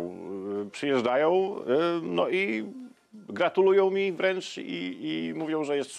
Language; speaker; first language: Polish; native; Polish